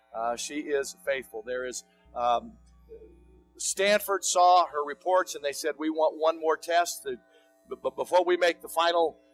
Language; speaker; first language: English; native; English